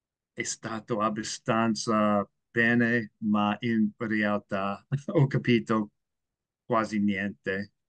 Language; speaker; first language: Italian; non-native, learner; English